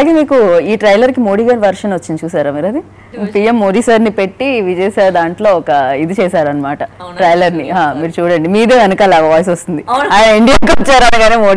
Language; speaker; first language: Telugu; native; Telugu